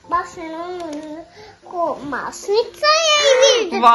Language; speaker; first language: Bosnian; early bilingual, heritage; Serbian